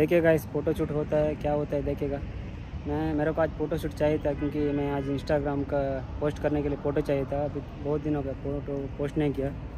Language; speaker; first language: Hindi; non-native, local second language; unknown